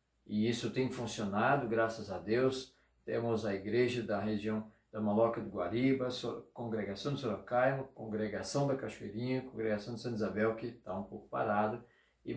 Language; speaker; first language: Portuguese; native; Portuguese